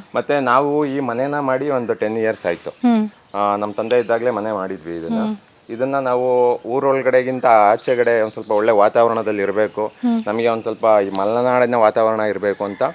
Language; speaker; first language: Kannada; native; Kannada